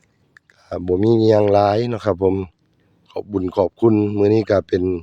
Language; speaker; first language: Thai; non-native, local second language; Northeastern Thai